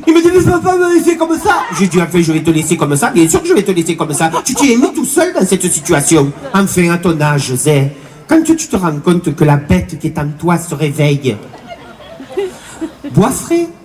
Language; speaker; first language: French; native; French